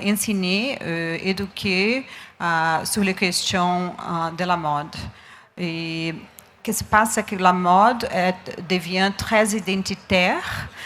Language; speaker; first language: French; non-native, learner; Portuguese